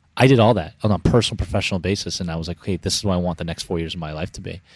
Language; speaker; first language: English; native; English